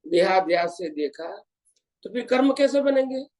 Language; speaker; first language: Hindi; non-native, local second language; Gujarati